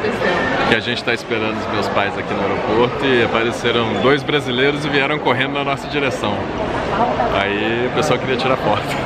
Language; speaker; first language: Portuguese; native; Portuguese